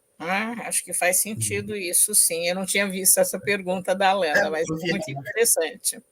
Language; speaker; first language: Portuguese; native; Portuguese